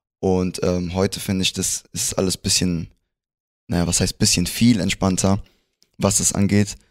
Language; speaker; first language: German; early bilingual, other home language; Spanish